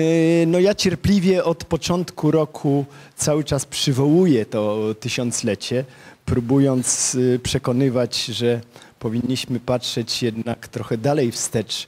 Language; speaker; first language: Polish; native; Polish